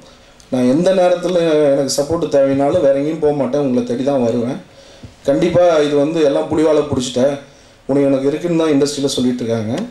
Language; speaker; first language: Tamil; native; Tamil